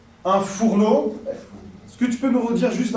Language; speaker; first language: French; native; French